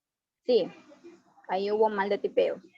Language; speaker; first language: Spanish; native; Spanish